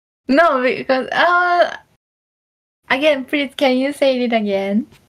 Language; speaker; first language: English; non-native, learner; Japanese